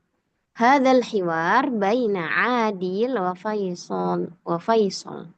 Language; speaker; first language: Arabic; non-native, fluent; Indonesian